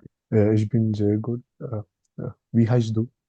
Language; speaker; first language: German; non-native, learner; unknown